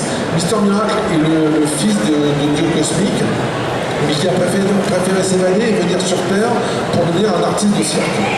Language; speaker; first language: French; native; French